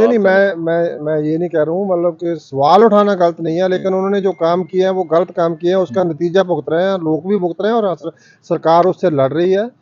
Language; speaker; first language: Hindi; non-native, local second language; Punjabi